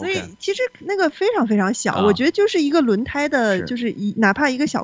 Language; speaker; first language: Chinese; native; Chinese